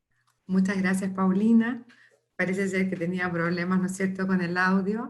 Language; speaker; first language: Spanish; native; Spanish